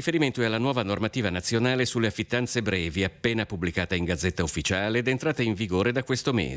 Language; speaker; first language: Italian; native; Italian